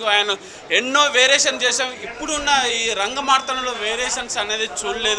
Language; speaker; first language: Telugu; native; Telugu